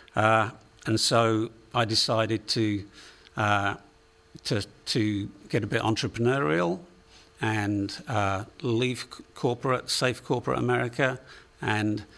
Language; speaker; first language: English; native; English